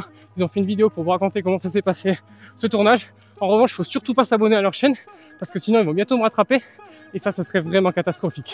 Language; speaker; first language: French; native; French